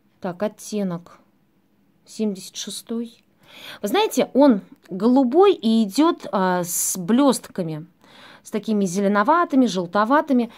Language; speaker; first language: Russian; native; Russian